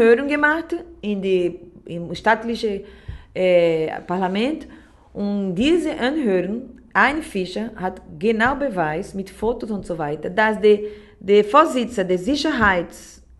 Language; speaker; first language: German; non-native, learner; Portuguese